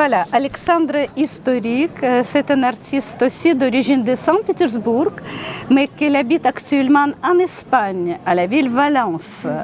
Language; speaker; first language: French; non-native, fluent; Russian